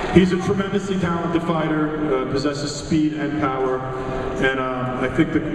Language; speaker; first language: English; native; English